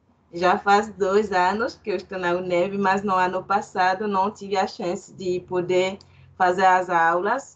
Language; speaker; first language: Portuguese; non-native, fluent; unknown